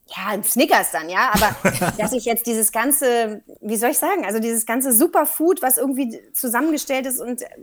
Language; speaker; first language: German; native; German